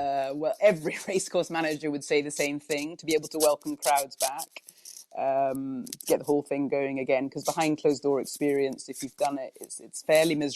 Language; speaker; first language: English; native; English